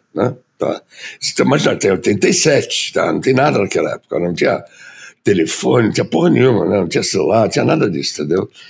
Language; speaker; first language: Portuguese; early bilingual, other home language; German